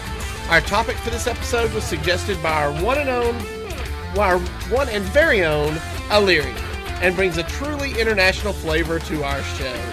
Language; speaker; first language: English; native; English